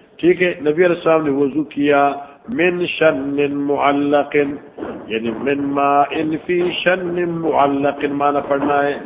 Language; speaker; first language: Urdu; non-native, local second language; Northern Hindko